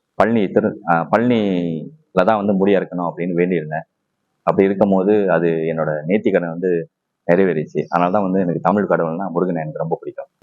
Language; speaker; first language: Tamil; non-native, local second language; Chinese